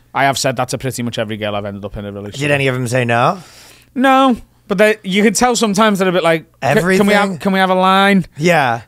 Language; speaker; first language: English; native; English